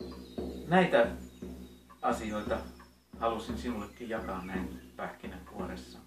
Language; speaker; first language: Finnish; native; Finnish